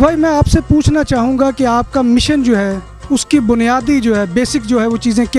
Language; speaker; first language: Urdu; native; Urdu